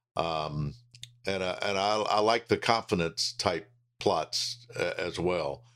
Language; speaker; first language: English; native; English